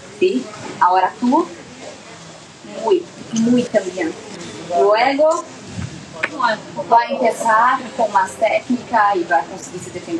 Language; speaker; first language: Spanish; non-native, learner; Portuguese